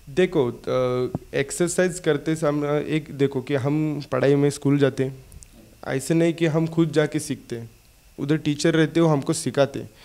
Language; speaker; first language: Hindi; non-native, local second language; Marathi